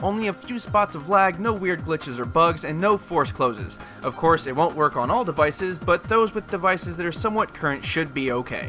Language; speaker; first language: English; native; English